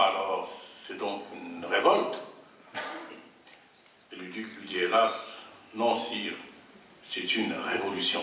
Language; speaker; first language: French; non-native, local second language; Arabic